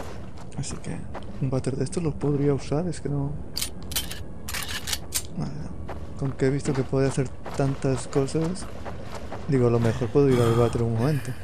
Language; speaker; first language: Spanish; native; Spanish